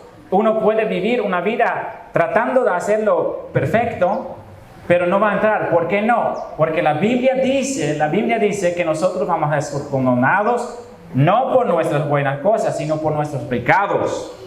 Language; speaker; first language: Spanish; non-native, fluent; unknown